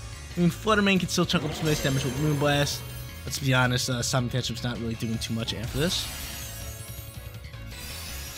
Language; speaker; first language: English; native; English